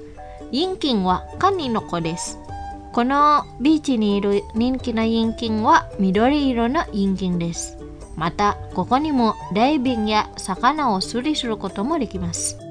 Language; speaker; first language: Japanese; non-native, fluent; Indonesian